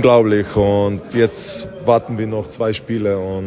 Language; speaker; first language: German; non-native, fluent; Slovenian